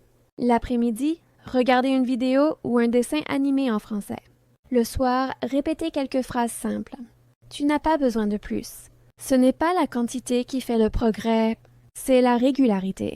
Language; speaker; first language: French; non-native, fluent; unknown